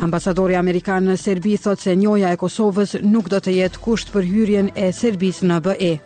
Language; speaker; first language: Albanian; native; Albanian